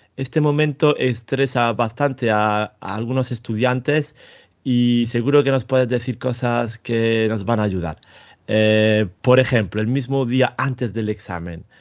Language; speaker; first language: Spanish; native; Spanish